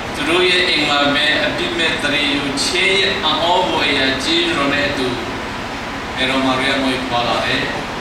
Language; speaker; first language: Burmese; non-native, local second language; Tedim Chin